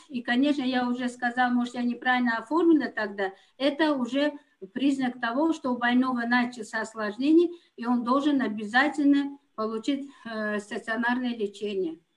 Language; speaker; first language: Russian; non-native, local second language; Tajik